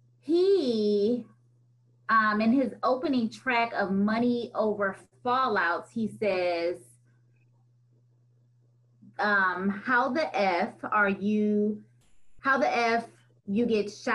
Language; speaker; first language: English; native; English